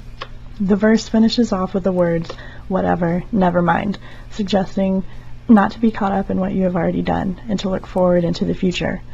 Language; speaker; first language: English; native; English